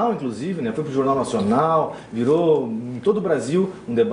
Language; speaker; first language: Portuguese; native; Portuguese